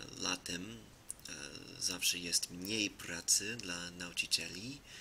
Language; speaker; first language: Polish; non-native, learner; English